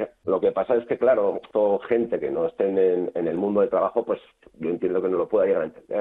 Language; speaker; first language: Spanish; native; Spanish